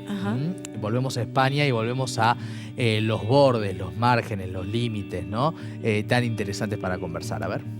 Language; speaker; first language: Spanish; native; Spanish